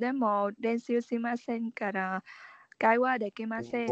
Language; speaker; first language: Japanese; non-native, learner; Vietnamese